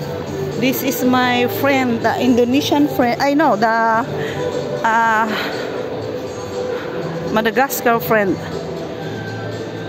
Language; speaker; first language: English; non-native, learner; Filipino